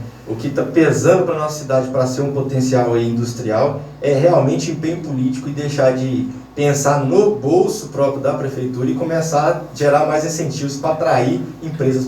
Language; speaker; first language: Portuguese; native; Portuguese